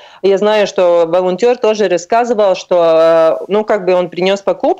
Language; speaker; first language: Russian; non-native, local second language; Latvian